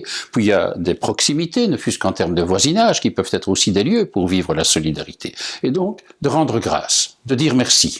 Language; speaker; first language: French; native; French